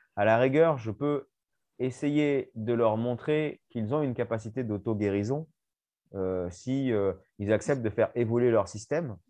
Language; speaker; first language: French; native; French